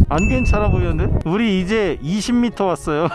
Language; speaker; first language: Korean; native; Korean